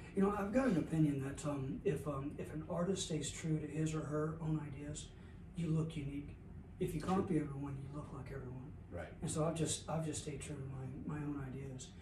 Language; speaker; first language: English; native; English